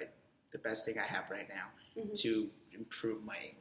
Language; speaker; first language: English; non-native, fluent; Vietnamese